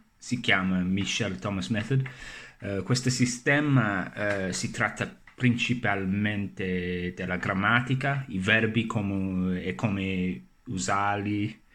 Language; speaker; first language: Italian; non-native, fluent; English